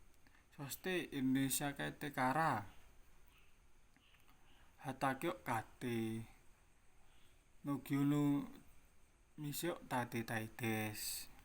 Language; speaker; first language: Japanese; non-native, learner; Indonesian